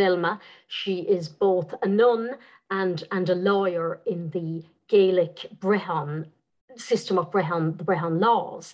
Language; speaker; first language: English; non-native, local second language; Irish